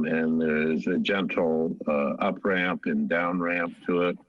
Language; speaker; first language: English; native; English